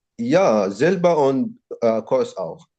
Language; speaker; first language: German; non-native, learner; Arabic